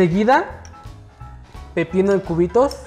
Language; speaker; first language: Spanish; native; Spanish